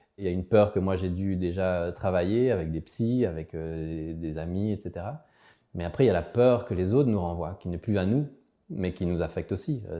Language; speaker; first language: French; early bilingual, other home language; Spanish